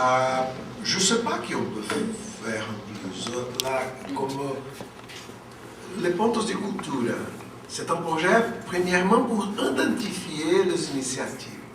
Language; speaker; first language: French; non-native, fluent; Portuguese